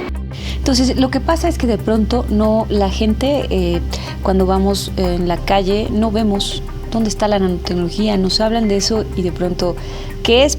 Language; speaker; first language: Spanish; native; Spanish